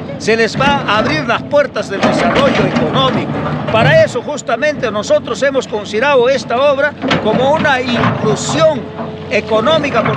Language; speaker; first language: Spanish; native; Spanish